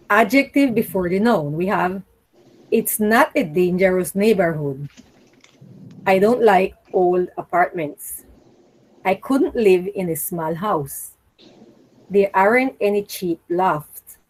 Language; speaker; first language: English; non-native, fluent; Spanish